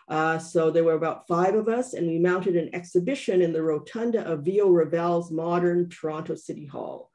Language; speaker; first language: English; native; English